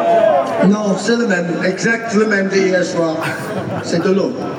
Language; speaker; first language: French; non-native, learner; English